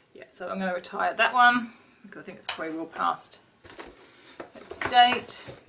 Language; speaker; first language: English; native; English